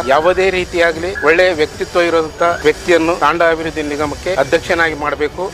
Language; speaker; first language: Kannada; non-native, local second language; Lambadi